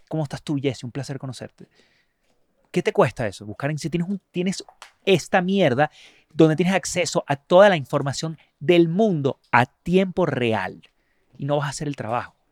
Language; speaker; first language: Spanish; native; Spanish